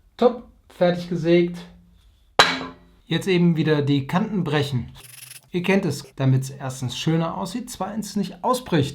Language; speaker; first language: German; native; German